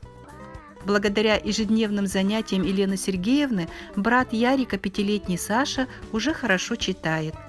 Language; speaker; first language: Russian; native; Russian